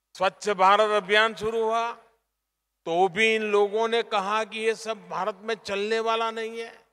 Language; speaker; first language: Hindi; non-native, local second language; Gujarati